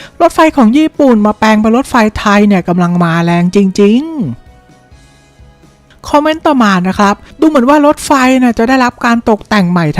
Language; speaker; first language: Thai; native; Thai